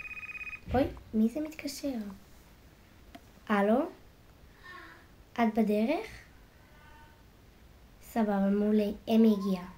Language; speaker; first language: Hebrew; native; Hebrew